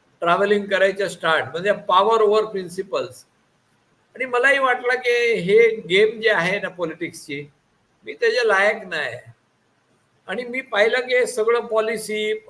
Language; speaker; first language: Marathi; non-native, local second language; Gujarati